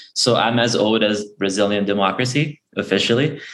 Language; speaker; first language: English; early bilingual, other home language; Portuguese